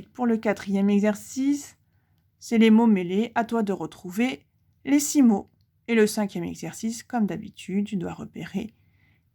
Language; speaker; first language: French; native; French